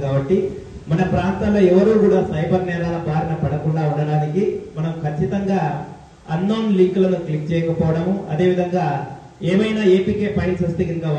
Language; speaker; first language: Telugu; native; Telugu